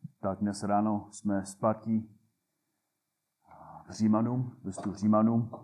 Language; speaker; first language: Czech; non-native, fluent; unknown